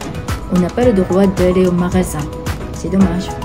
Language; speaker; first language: French; non-native, fluent; Japanese